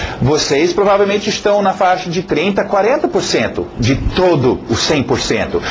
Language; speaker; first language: Portuguese; native; Portuguese